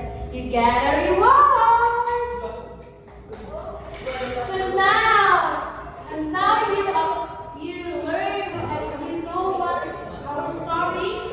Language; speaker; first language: English; non-native, local second language; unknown